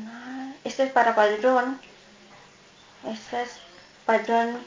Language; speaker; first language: Spanish; non-native, learner; Filipino